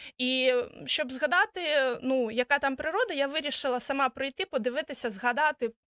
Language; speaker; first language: Ukrainian; native; Ukrainian